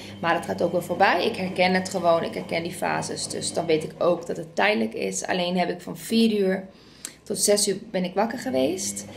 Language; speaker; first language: Dutch; non-native, fluent; Spanish